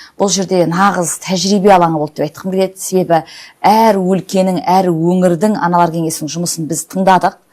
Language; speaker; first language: Kazakh; native; Kazakh